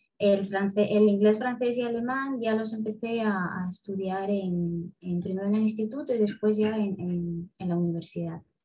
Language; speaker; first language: Spanish; early bilingual, other home language; Russian